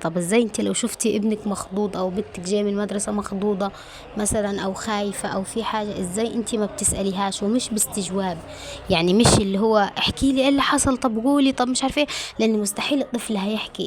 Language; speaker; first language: Arabic; native; Arabic